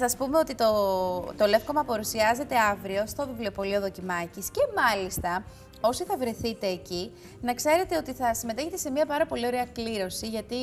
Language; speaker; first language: Greek; native; Greek